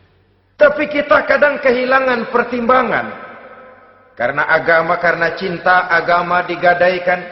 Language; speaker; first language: Indonesian; native; Indonesian